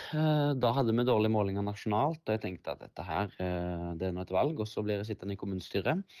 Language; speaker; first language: Norwegian; native; Norwegian